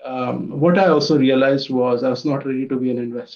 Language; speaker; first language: English; non-native, local second language; Hindi